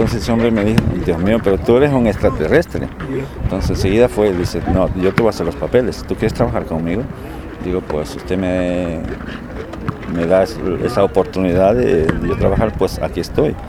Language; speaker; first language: Spanish; native; Spanish